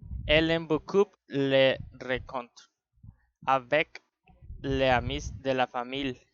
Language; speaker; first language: French; non-native, learner; Spanish